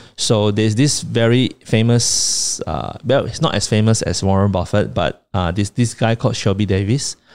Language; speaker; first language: English; non-native, local second language; Chinese